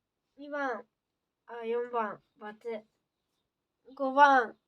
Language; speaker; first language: Japanese; native; Japanese